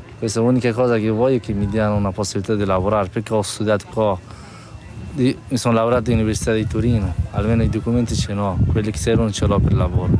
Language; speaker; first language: Italian; non-native, fluent; Persian